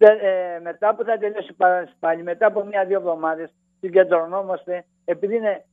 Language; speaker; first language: Greek; native; Greek